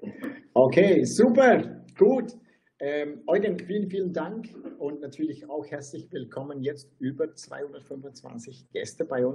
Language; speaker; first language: German; non-native, fluent; Turkish